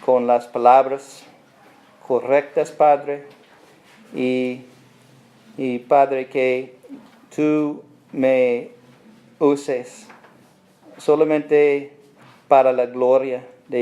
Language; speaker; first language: Spanish; non-native, learner; English